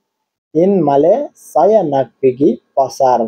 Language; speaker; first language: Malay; non-native, learner; Nepali